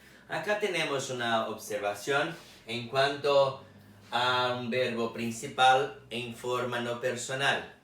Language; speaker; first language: Spanish; non-native, fluent; Portuguese